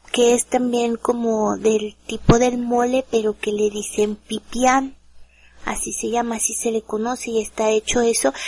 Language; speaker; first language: Spanish; native; Spanish